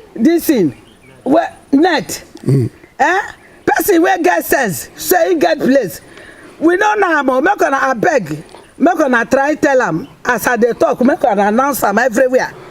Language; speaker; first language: Nigerian Pidgin; non-native, local second language; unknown